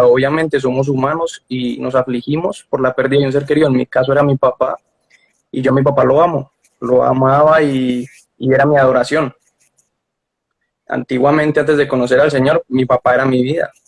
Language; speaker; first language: Spanish; native; Spanish